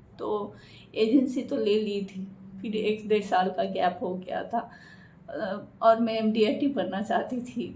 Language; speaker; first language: Hindi; non-native, local second language; Bangla